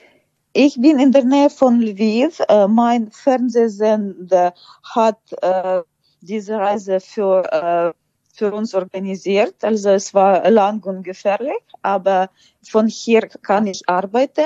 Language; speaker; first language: German; non-native, fluent; Ukrainian